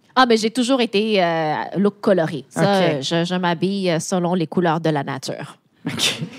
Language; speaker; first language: French; native; French